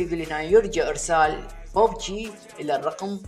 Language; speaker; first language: Arabic; native; Arabic